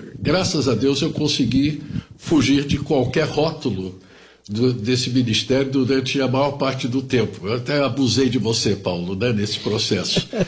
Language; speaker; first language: Portuguese; early bilingual, other home language; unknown